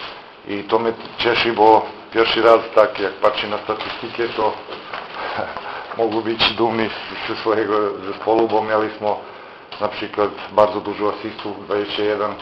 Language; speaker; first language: Polish; non-native, fluent; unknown